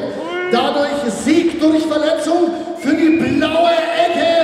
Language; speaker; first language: German; native; German